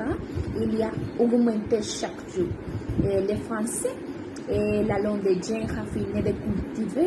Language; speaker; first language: French; non-native, learner; Spanish